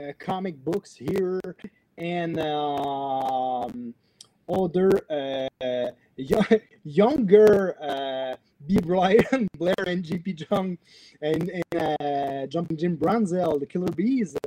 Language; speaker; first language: English; non-native, learner; French